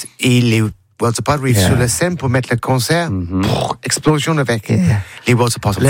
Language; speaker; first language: French; non-native, learner; English